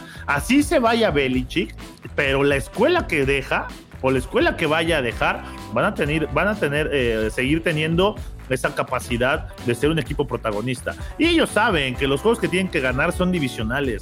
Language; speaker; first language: Spanish; native; Spanish